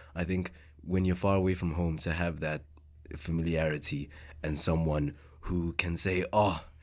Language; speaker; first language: English; non-native, local second language; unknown